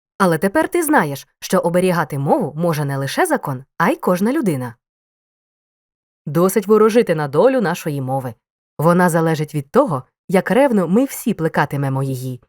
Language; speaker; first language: Ukrainian; native; Ukrainian